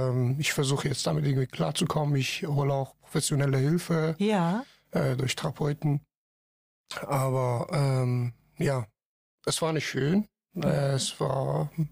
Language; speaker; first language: German; non-native, fluent; Persian